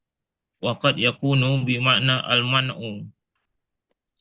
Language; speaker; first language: Arabic; non-native, learner; Indonesian